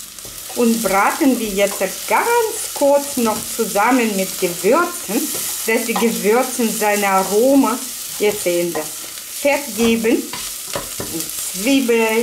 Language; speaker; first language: German; non-native, fluent; Russian